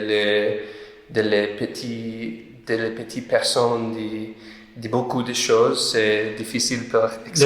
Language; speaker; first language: French; non-native, learner; English